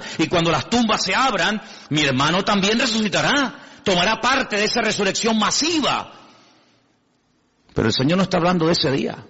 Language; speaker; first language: Spanish; native; Spanish